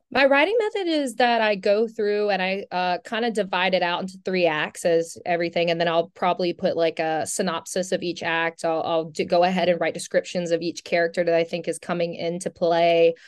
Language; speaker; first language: English; native; English